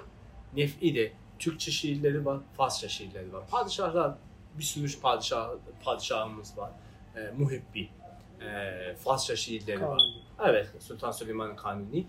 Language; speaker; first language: Turkish; non-native, fluent; Persian